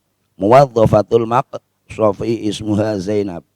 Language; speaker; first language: Arabic; non-native, fluent; Indonesian